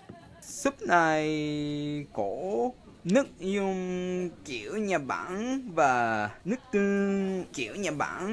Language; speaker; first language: Vietnamese; non-native, learner; Japanese